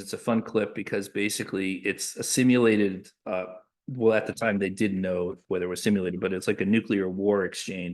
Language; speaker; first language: English; native; English